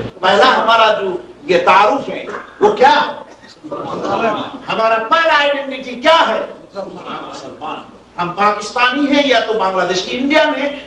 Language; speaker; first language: Urdu; non-native, fluent; Bangla